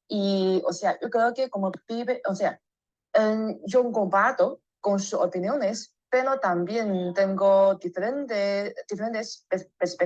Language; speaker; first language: Spanish; non-native, learner; Chinese